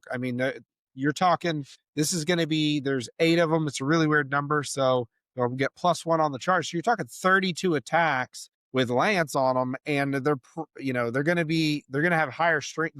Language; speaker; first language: English; native; English